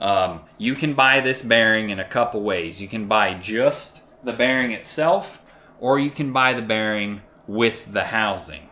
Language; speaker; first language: English; native; English